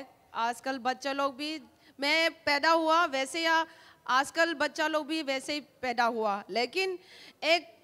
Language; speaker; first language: Hindi; non-native, local second language; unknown